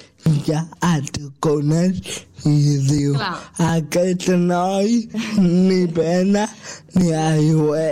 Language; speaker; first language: Catalan; non-native, local second language; Spanish